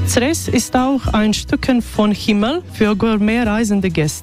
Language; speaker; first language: German; non-native, fluent; Croatian